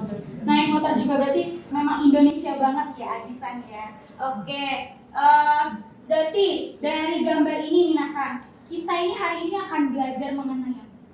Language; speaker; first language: Indonesian; native; Indonesian